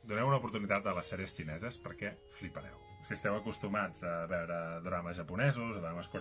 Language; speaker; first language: Catalan; native; Catalan